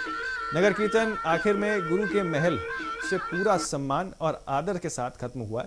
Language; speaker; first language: Hindi; native; Hindi